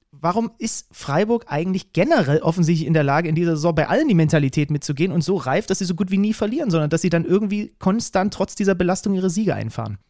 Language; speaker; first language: German; native; German